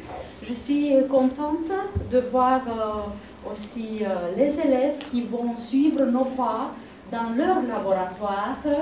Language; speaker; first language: French; non-native, fluent; Italian